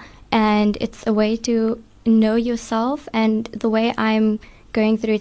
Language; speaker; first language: English; native; English